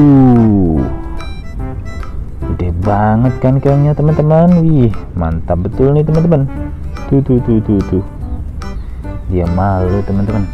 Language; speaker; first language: Indonesian; native; Indonesian